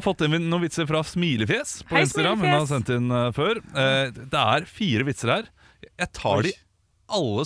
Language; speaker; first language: Norwegian; native; Norwegian